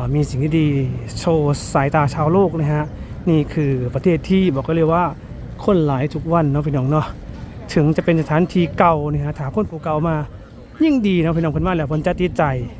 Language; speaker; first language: Thai; native; Thai